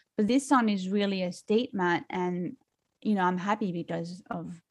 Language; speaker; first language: English; non-native, fluent; French